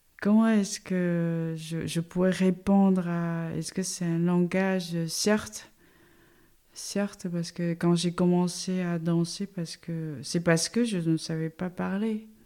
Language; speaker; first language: French; non-native, fluent; Chinese